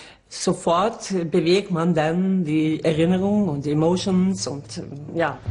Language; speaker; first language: German; non-native, fluent; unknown